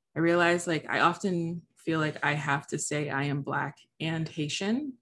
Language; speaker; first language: English; early bilingual, other home language; Haitian Creole